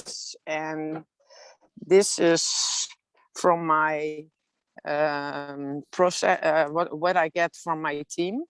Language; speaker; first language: English; non-native, learner; Dutch